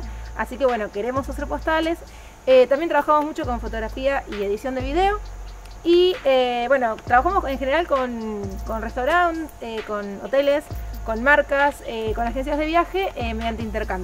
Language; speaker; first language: Spanish; native; Spanish